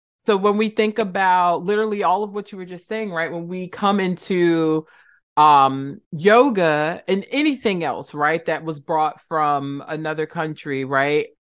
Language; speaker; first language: English; native; English